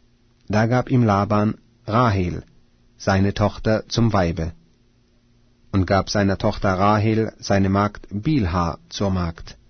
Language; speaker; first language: German; native; German